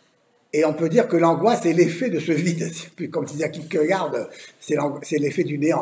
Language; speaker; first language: French; native; French